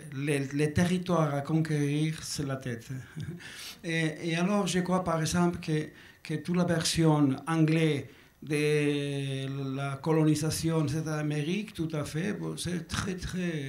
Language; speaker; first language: French; non-native, learner; Basque